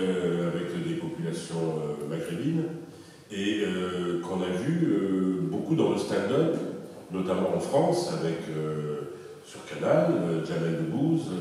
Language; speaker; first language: French; native; French